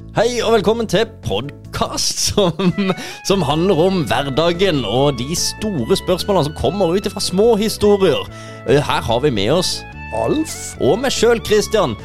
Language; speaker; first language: Norwegian; native; Norwegian